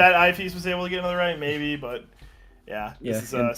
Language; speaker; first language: English; native; English